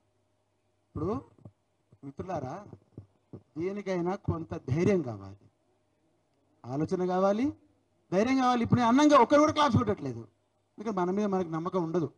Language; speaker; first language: Telugu; native; Telugu